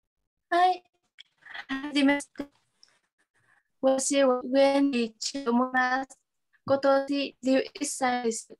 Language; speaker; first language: Japanese; non-native, learner; Vietnamese